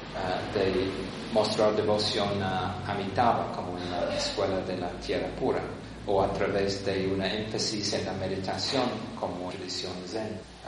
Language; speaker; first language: Spanish; non-native, fluent; English